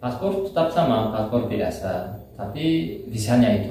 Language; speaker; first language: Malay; non-native, learner; Turkish